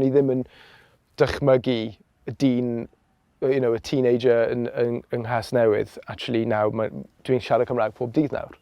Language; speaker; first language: Welsh; non-native, local second language; English